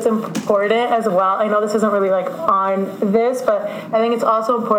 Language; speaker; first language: English; native; English